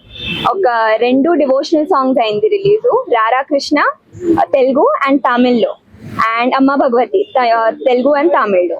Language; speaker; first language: Telugu; early bilingual, heritage; Telugu